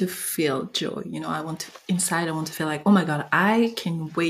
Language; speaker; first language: English; non-native, fluent; French